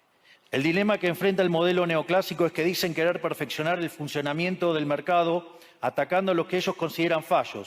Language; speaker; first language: Spanish; native; Spanish